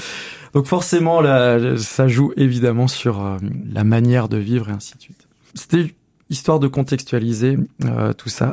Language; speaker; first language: French; native; French